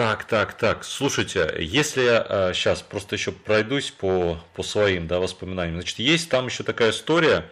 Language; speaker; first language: Russian; native; Russian